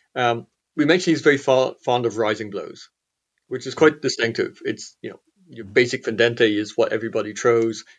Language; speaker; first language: English; native; English